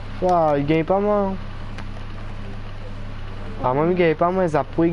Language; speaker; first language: French; non-native, local second language; Réunion Creole French